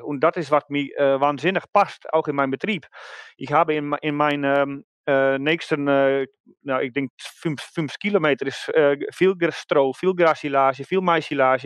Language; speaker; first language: German; non-native, learner; Dutch